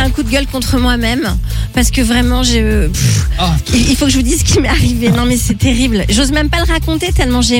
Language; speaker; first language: French; native; French